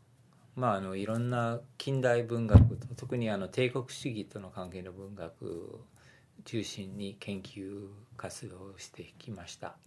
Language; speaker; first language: Japanese; non-native, fluent; English